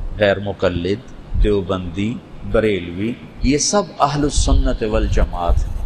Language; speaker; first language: Urdu; non-native, local second language; Punjabi